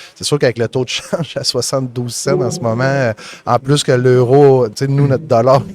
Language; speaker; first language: French; native; French